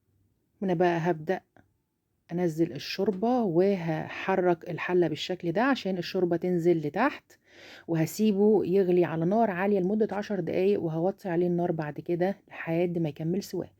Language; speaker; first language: Arabic; native; Arabic